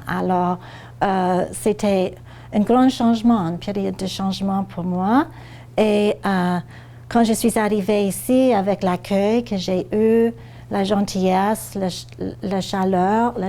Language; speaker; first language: French; non-native, fluent; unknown